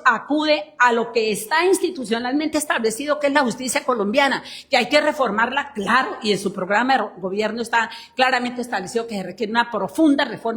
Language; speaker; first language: Spanish; native; Spanish